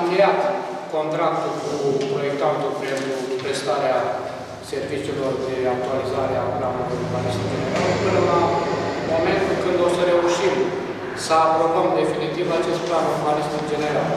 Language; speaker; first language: Romanian; native; Romanian